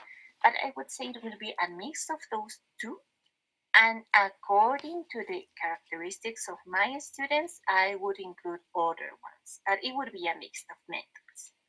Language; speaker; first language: English; non-native, fluent; Spanish